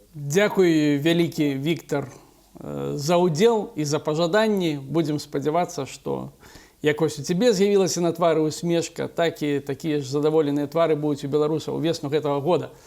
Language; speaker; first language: Belarusian; non-native, local second language; Russian